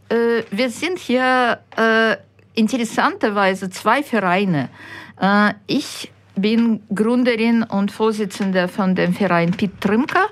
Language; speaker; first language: German; non-native, fluent; Ukrainian